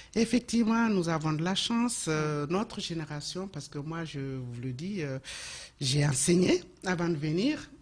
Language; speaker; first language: French; non-native, local second language; Bambara